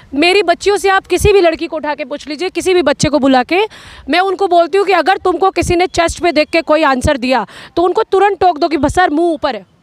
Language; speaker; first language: Hindi; native; Hindi